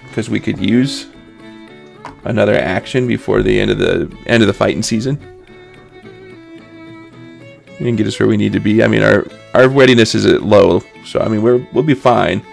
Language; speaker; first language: English; native; English